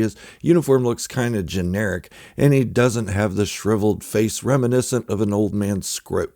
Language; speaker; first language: English; native; English